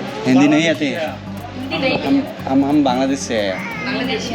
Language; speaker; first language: Hindi; non-native, learner; Bangla